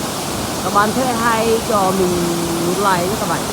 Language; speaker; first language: Vietnamese; non-native, local second language; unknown